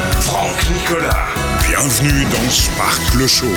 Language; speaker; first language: French; native; French